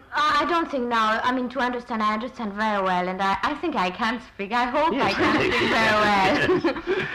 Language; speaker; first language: English; non-native, fluent; French